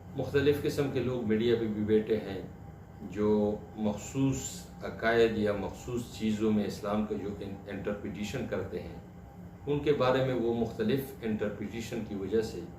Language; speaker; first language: Urdu; non-native, local second language; Pashto